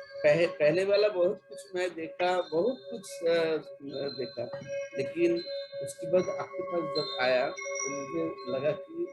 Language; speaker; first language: Hindi; non-native, local second language; Bangla